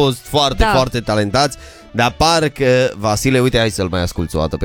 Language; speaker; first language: Romanian; native; Romanian